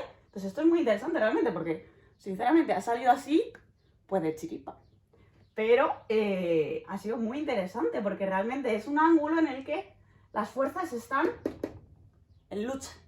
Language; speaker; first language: Spanish; native; Spanish